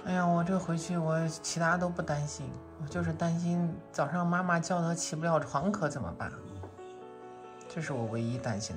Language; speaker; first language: Chinese; native; Chinese